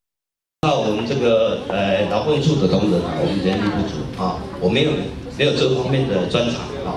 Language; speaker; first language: Chinese; native; Chinese